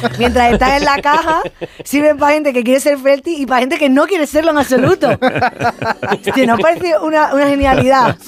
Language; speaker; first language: Spanish; native; Spanish